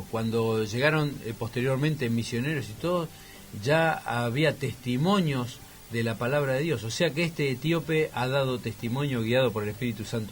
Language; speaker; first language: Spanish; native; Spanish